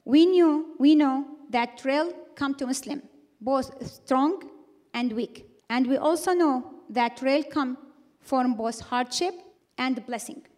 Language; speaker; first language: English; non-native, fluent; Arabic